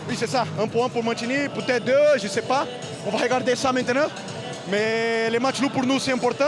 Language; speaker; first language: French; non-native, learner; Portuguese